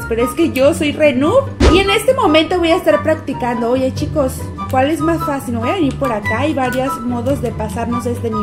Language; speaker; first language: Spanish; native; Spanish